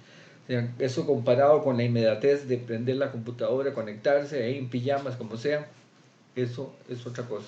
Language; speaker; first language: Spanish; native; Spanish